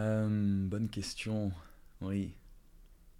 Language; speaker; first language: French; early bilingual, other home language; Dutch